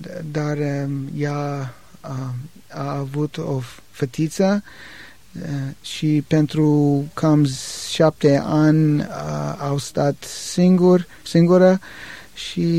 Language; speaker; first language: Romanian; non-native, learner; English